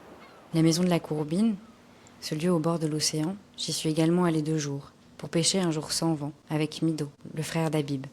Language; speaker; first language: French; native; French